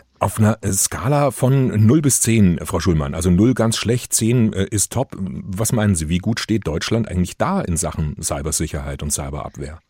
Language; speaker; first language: German; native; German